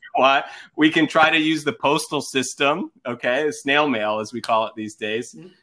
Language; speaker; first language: English; native; English